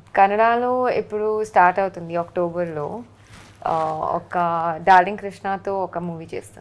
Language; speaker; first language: Telugu; non-native, learner; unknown